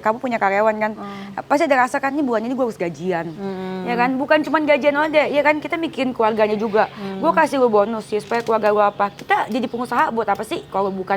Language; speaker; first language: Indonesian; native; Indonesian